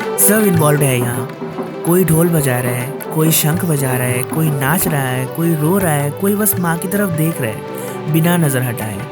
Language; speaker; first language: Hindi; non-native, local second language; Bangla